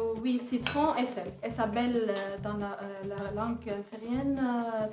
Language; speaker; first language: French; non-native, learner; Arabic